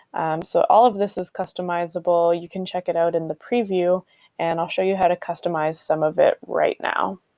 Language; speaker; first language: English; native; English